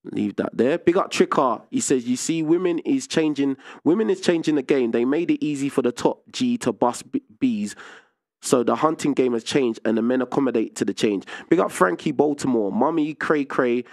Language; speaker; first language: English; native; English